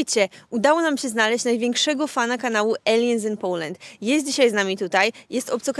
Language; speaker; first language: Polish; native; Polish